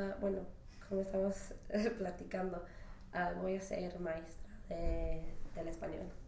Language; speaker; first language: Spanish; non-native, fluent; English